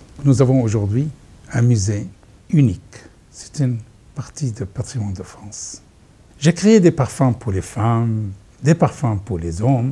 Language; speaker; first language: French; non-native, fluent; Arabic